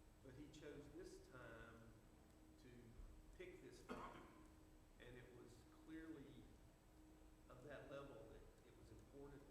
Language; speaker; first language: English; native; English